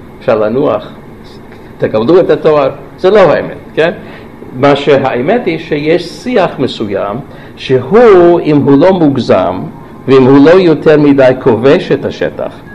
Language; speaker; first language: Hebrew; non-native, fluent; English